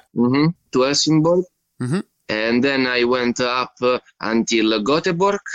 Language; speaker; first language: English; non-native, learner; Italian